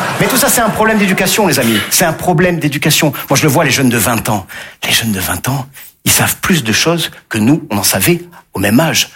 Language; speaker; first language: French; native; French